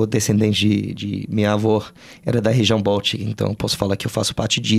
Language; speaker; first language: Portuguese; non-native, fluent; English